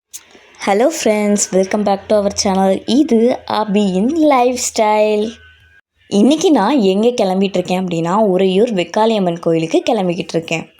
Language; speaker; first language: Tamil; native; Tamil